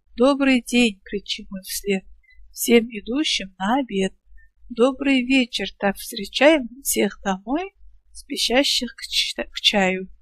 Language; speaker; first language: Russian; non-native, local second language; Kazakh